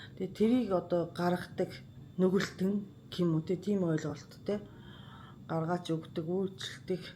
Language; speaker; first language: Mongolian; non-native, fluent; Japanese